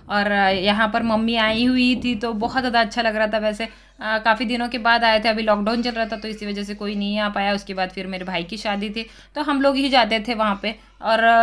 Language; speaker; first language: Hindi; non-native, local second language; Marathi